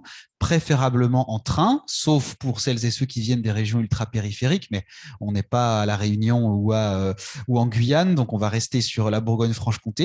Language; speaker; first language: French; native; French